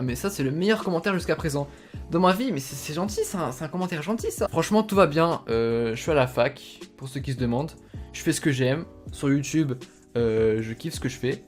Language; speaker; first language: French; native; French